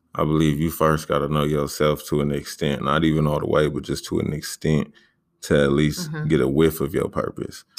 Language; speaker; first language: English; native; English